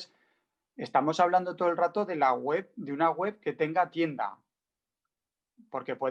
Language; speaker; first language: Spanish; native; Spanish